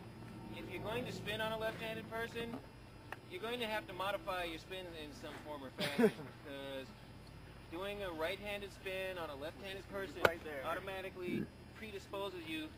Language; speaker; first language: English; native; English